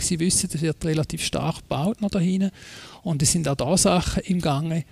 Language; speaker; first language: German; native; German